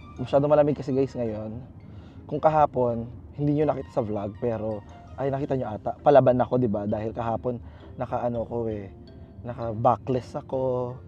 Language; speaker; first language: Filipino; native; Filipino